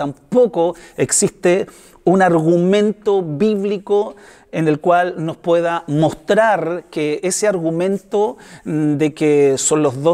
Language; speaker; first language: Spanish; native; Spanish